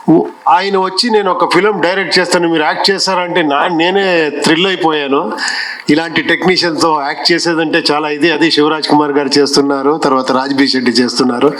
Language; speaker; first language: Telugu; non-native, local second language; Kannada